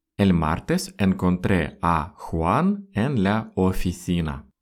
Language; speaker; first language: Spanish; non-native, fluent; Russian